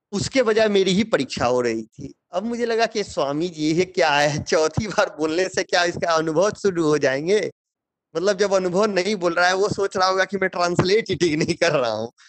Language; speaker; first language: Hindi; native; Hindi